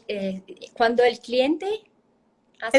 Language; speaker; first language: Spanish; non-native, learner; Portuguese